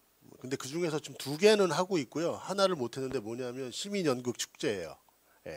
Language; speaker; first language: Korean; native; Korean